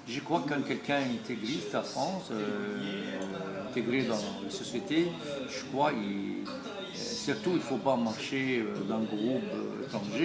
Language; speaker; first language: French; non-native, learner; Arabic